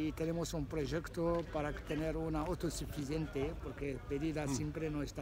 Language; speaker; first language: Spanish; non-native, learner; Arabic